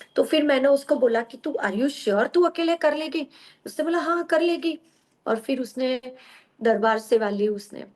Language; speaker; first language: Hindi; non-native, local second language; Gujarati